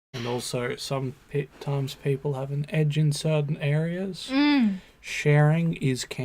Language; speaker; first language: English; native; English